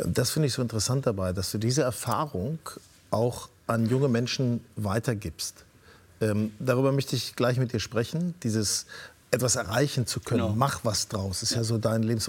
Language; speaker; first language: German; native; German